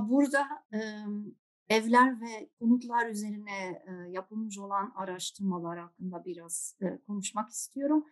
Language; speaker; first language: Turkish; non-native, fluent; Dutch